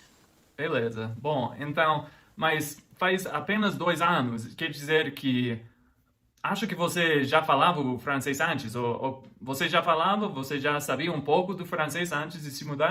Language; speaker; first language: Portuguese; non-native, fluent; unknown